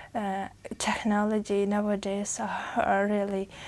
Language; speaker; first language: English; non-native, fluent; Uzbek